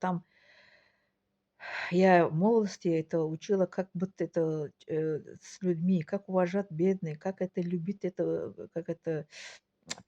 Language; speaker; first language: Russian; non-native, local second language; Tajik